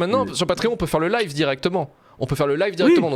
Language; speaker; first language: French; native; French